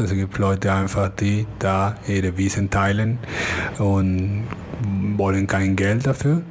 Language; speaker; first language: German; non-native, fluent; Spanish